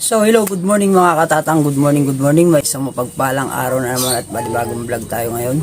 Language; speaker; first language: Filipino; non-native, local second language; Waray